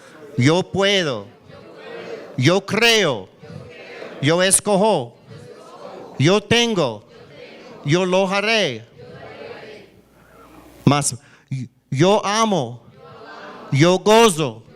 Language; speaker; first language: Spanish; non-native, learner; English